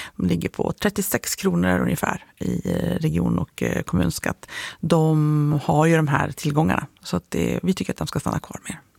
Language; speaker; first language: Swedish; native; Swedish